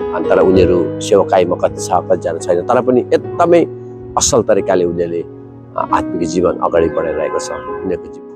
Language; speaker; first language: Nepali; native; Nepali